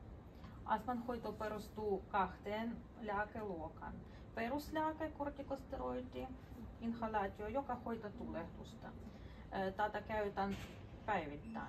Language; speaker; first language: Finnish; non-native, fluent; Russian